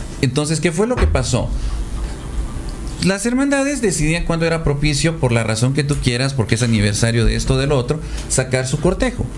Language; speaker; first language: Spanish; native; Spanish